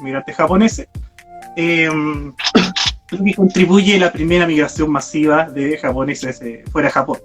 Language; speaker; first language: Spanish; native; Spanish